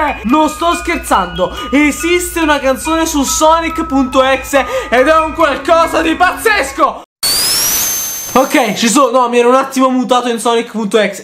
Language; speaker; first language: Italian; native; Italian